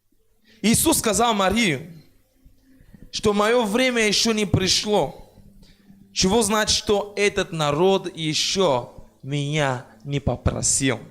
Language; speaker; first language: Russian; non-native, fluent; French